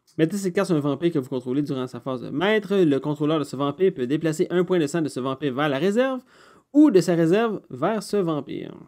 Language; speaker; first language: French; native; French